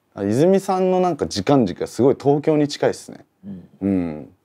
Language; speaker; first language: Japanese; native; Japanese